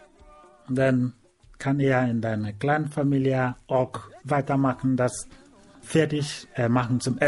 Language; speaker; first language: German; non-native, learner; Igbo